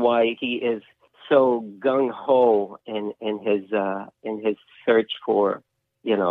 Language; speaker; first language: English; non-native, local second language; Filipino